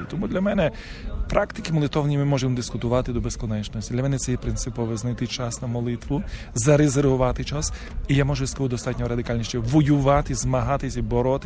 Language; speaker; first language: Ukrainian; native; Ukrainian